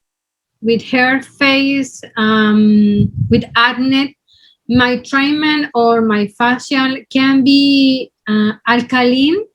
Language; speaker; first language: English; non-native, learner; Spanish